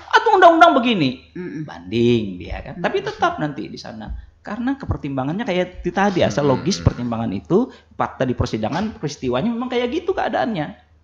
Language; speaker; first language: Indonesian; non-native, local second language; Banjar